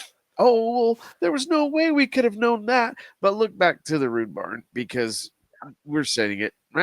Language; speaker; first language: English; native; English